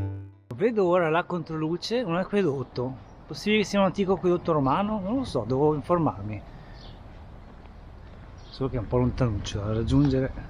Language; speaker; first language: Italian; native; Italian